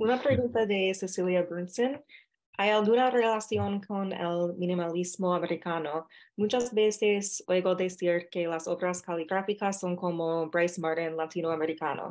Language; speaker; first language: Spanish; non-native, fluent; English